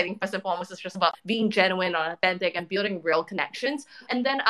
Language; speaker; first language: English; native; English